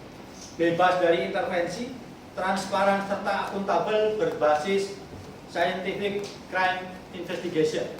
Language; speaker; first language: Indonesian; native; Indonesian